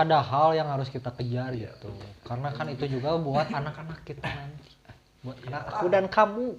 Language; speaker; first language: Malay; non-native, local second language; Sundanese